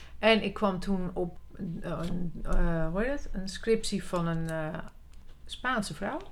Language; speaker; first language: Dutch; early bilingual, other home language; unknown